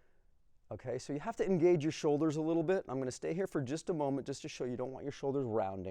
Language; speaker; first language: English; native; English